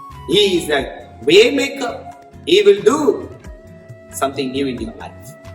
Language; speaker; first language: English; non-native, local second language; Tamil